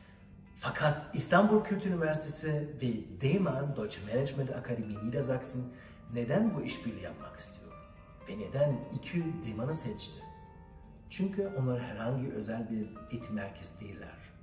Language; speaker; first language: Turkish; non-native, learner; German